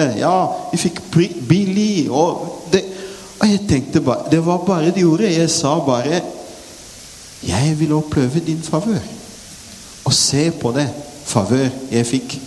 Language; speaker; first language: Norwegian; non-native, fluent; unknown